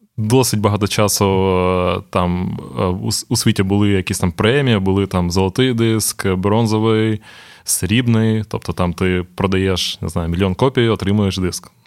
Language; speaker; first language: Ukrainian; non-native, local second language; Russian